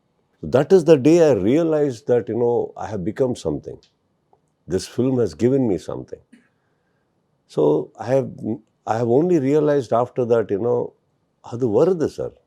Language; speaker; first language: Tamil; non-native, learner; Kannada